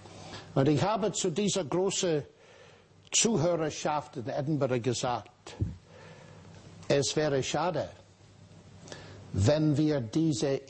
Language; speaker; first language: German; non-native, fluent; English